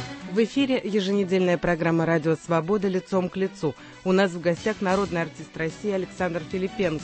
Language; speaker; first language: Russian; native; Russian